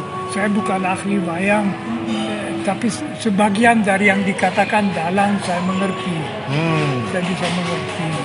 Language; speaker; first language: Indonesian; non-native, fluent; German